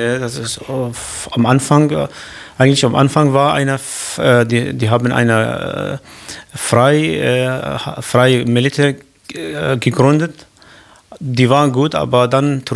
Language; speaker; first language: German; non-native, learner; Kurdish